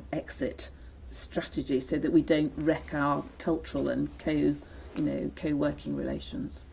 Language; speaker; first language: English; native; English